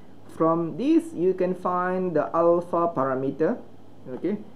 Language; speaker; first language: English; non-native, local second language; Malay